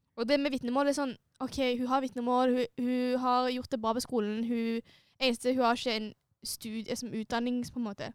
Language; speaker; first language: Norwegian; early bilingual, other home language; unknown